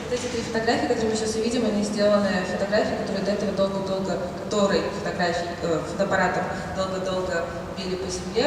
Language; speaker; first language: Russian; native; Russian